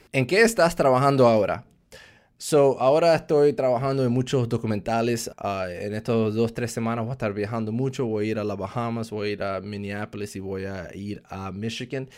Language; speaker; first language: Spanish; early bilingual, heritage; Spanish